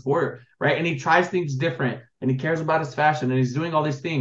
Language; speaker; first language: English; native; English